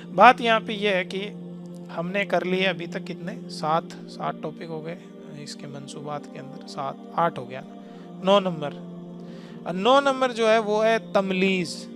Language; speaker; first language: Urdu; native; Urdu